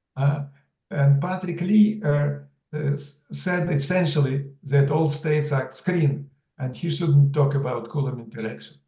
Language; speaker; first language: English; non-native, fluent; Russian